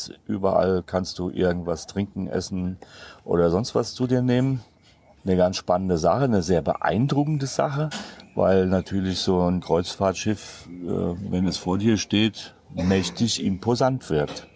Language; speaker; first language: German; native; German